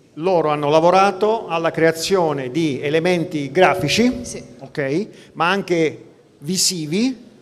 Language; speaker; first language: Italian; native; Italian